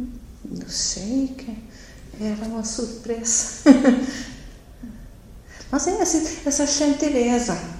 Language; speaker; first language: Portuguese; non-native, learner; Norwegian